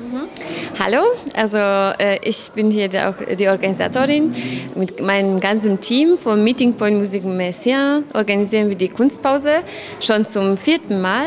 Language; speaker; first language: German; non-native, fluent; Polish